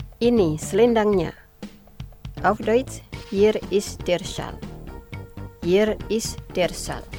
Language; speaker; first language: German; non-native, fluent; Indonesian